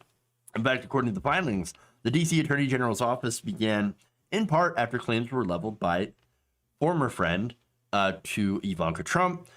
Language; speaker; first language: English; native; English